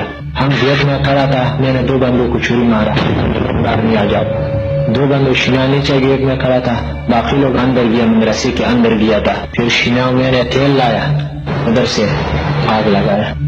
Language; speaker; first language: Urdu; non-native, local second language; Pashto